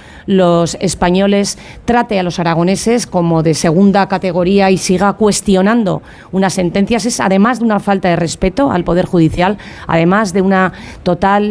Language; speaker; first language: Spanish; native; Spanish